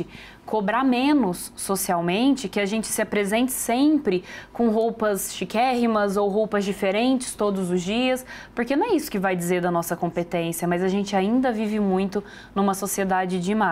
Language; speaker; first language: Portuguese; native; Portuguese